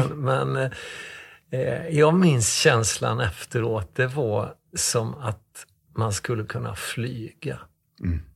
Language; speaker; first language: Swedish; native; Swedish